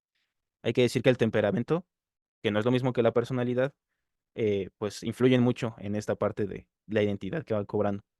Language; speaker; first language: Spanish; native; Spanish